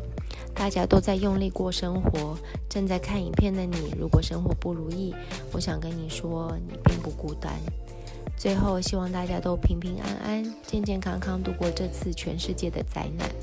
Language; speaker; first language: Chinese; native; Chinese